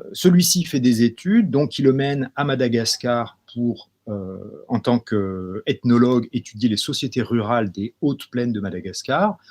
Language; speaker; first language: French; native; French